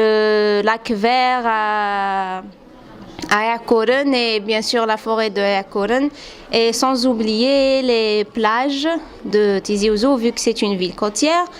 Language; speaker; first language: French; non-native, local second language; Kabyle